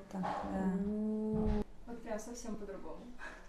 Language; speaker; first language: Russian; non-native, local second language; Uzbek